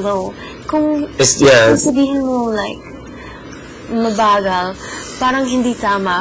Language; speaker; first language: Filipino; early bilingual, heritage; English